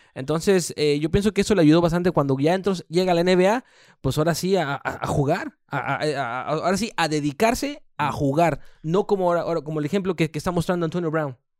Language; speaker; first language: Spanish; early bilingual, heritage; Spanish